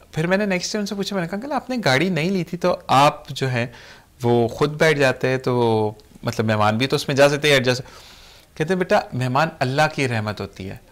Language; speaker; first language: Urdu; native; Urdu